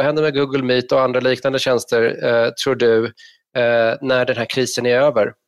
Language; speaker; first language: Swedish; native; Swedish